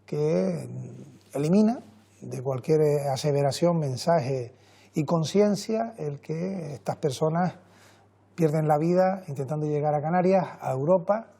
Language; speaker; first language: Spanish; native; Spanish